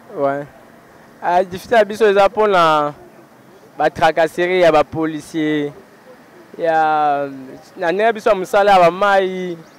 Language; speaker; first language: Lingala; native; Lingala